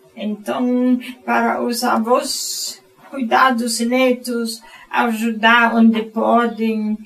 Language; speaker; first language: Portuguese; non-native, fluent; German